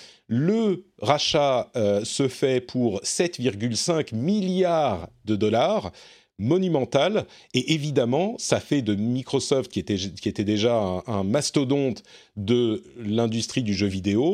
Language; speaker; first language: French; native; French